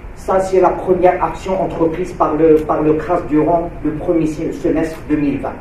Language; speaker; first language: French; non-native, local second language; Arabic